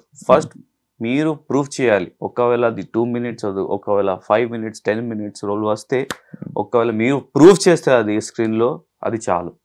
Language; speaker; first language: Telugu; non-native, local second language; Urdu